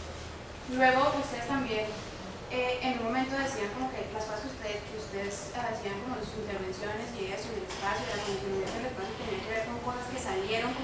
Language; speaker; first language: Spanish; non-native, learner; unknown